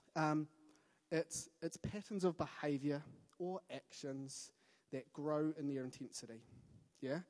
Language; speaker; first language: English; native; English